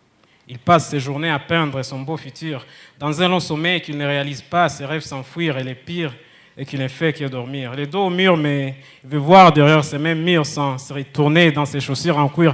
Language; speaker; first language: French; non-native, local second language; Kinyarwanda